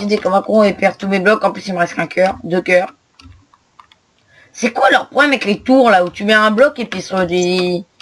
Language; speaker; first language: French; native; French